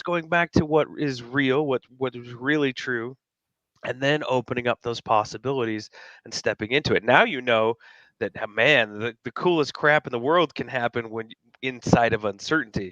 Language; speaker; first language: English; native; English